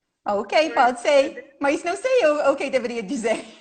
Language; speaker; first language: Portuguese; non-native, fluent; English